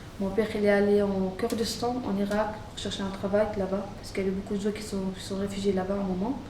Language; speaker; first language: French; non-native, fluent; Arabic